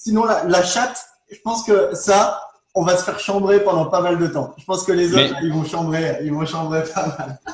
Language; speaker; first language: French; native; French